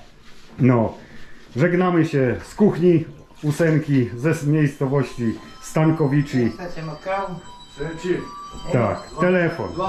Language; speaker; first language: Polish; native; Polish